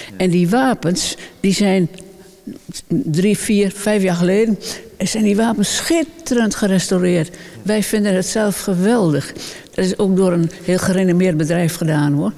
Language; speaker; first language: Dutch; native; Dutch